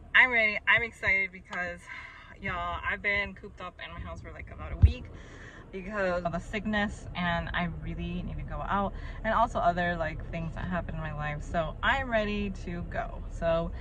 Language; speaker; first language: English; native; English